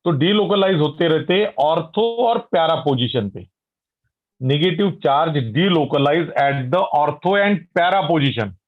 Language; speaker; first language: Hindi; non-native, local second language; Marathi